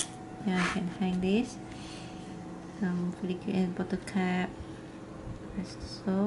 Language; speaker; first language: English; non-native, learner; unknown